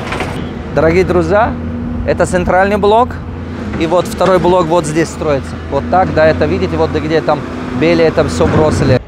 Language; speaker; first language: Russian; non-native, local second language; Tajik